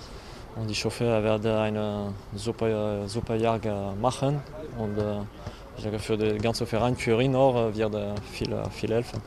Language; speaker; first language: German; non-native, learner; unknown